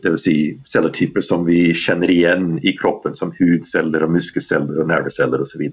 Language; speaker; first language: Norwegian; non-native, fluent; English